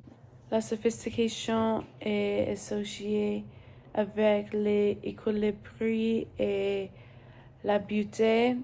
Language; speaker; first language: French; non-native, learner; English